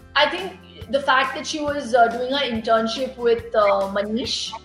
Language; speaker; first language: English; non-native, local second language; Tulu